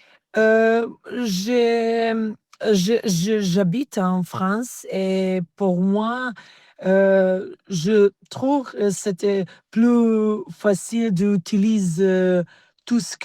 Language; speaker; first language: French; non-native, learner; Serbian